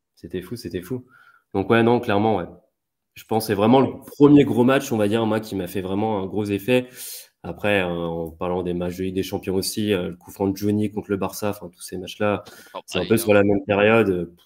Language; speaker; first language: French; native; French